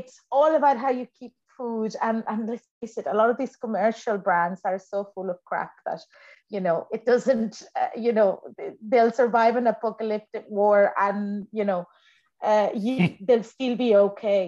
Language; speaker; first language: English; non-native, fluent; Spanish